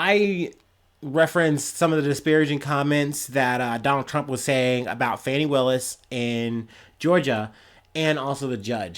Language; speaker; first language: English; native; English